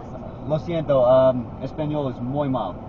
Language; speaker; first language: Spanish; non-native, learner; English